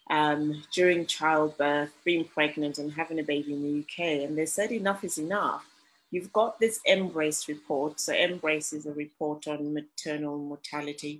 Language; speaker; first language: English; non-native, local second language; Shona